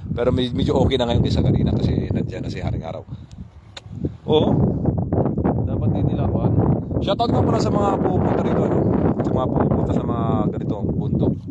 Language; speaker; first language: Filipino; non-native, local second language; Waray